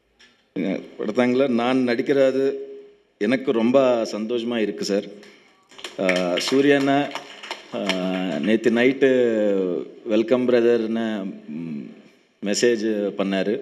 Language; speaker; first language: Tamil; non-native, learner; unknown